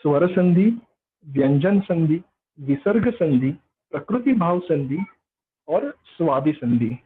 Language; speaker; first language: Hindi; non-native, local second language; Marathi